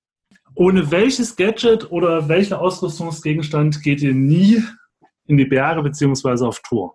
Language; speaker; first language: German; native; German